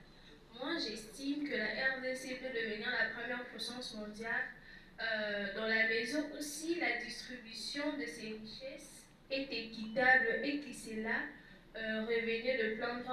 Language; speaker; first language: French; non-native, local second language; Lingala